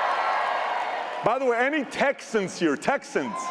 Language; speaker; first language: English; early bilingual, other home language; Persian